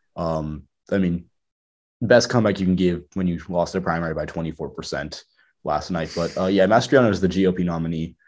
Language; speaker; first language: English; native; English